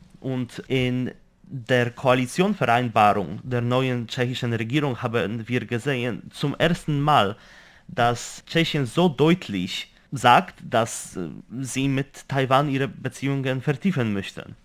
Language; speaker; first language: German; non-native, fluent; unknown